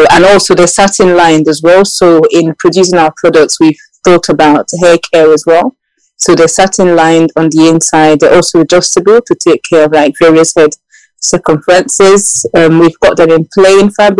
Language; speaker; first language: English; non-native, local second language; Yoruba